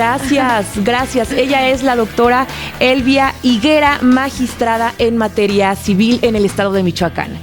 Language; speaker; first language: Spanish; native; Spanish